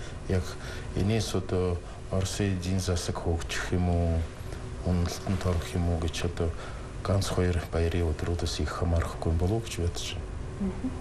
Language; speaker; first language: Mongolian; non-native, fluent; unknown